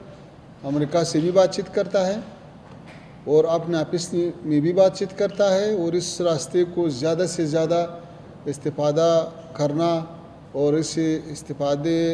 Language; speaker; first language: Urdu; non-native, fluent; Pashto